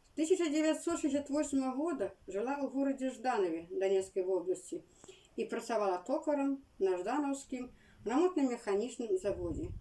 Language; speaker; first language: Belarusian; native; Belarusian